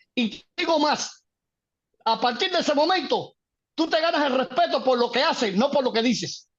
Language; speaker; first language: Spanish; native; Spanish